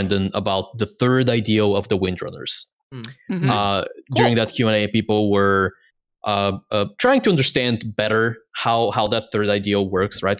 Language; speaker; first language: English; non-native, fluent; Bulgarian